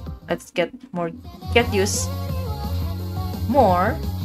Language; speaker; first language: English; non-native, fluent; Indonesian